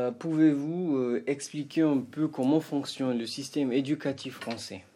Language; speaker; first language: French; non-native, fluent; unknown